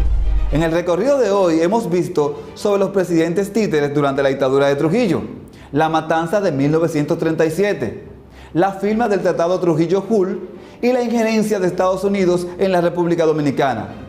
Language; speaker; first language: Spanish; native; Spanish